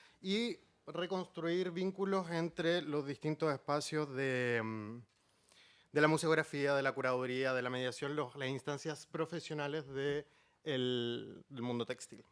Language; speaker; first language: Spanish; native; Spanish